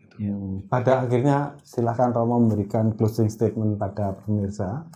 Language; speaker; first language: Indonesian; native; Indonesian